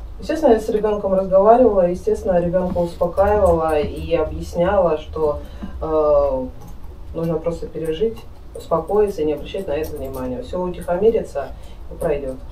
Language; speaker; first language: Russian; native; Russian